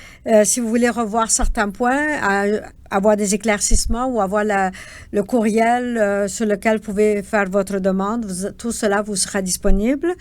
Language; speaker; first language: French; native; French